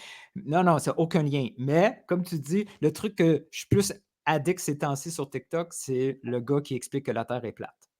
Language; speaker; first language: French; native; French